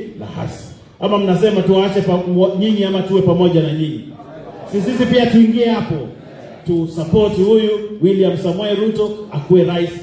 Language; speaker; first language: Swahili; non-native, local second language; Giryama